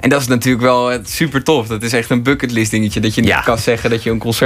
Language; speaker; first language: Dutch; native; Dutch